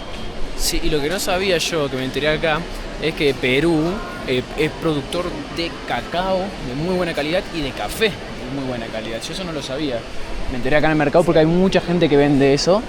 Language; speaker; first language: Spanish; native; Spanish